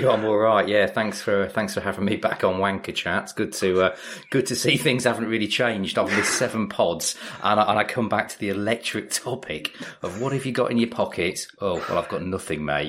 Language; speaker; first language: English; native; English